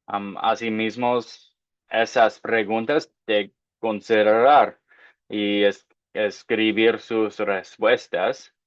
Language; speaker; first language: Spanish; non-native, fluent; English